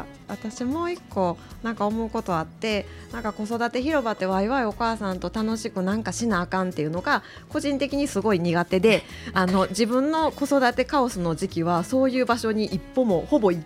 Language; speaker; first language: Japanese; native; Japanese